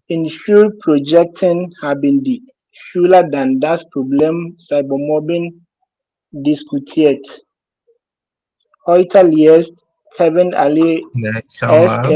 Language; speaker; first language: German; non-native, learner; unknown